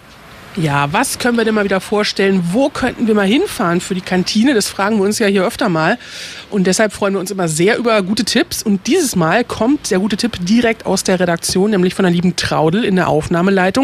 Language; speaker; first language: German; native; German